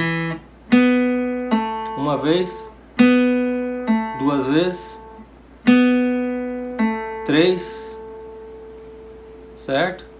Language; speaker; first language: Portuguese; native; Portuguese